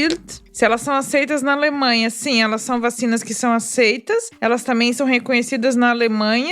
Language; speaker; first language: Portuguese; native; Portuguese